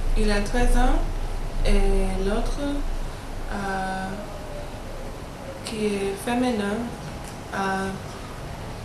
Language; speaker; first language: French; non-native, learner; English